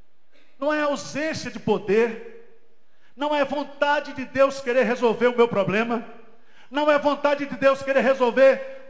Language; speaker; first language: Portuguese; native; Portuguese